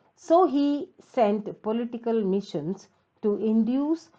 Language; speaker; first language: English; non-native, local second language; Kannada